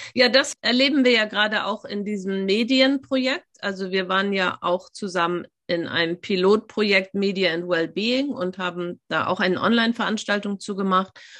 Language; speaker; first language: German; native; German